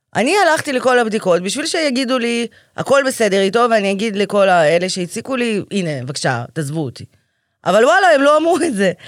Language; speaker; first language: Hebrew; early bilingual, other home language; Russian